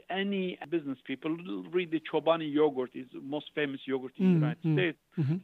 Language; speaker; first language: English; non-native, fluent; Turkish